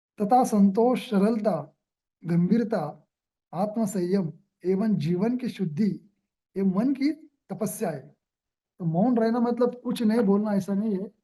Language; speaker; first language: Hindi; non-native, local second language; Marathi